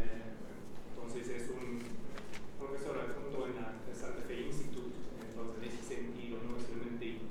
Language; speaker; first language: Spanish; non-native, fluent; English